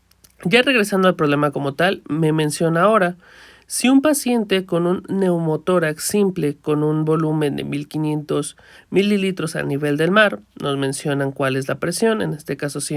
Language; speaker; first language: Spanish; native; Spanish